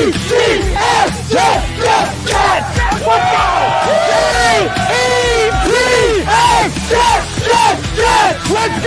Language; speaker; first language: English; native; English